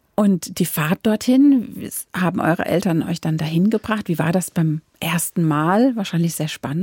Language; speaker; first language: German; native; German